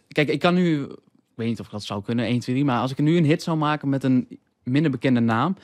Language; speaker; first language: Dutch; native; Dutch